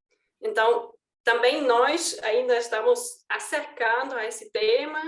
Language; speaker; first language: Portuguese; non-native, fluent; German